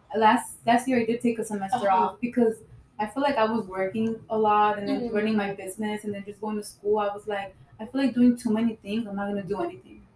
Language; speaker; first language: English; native; English